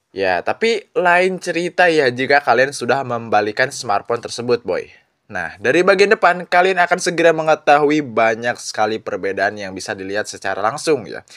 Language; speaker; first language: Indonesian; non-native, local second language; Sundanese